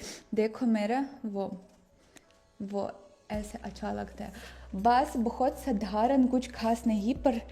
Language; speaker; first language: Hindi; non-native, fluent; Russian